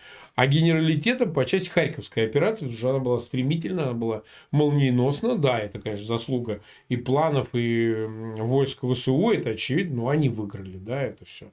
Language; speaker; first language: Russian; native; Russian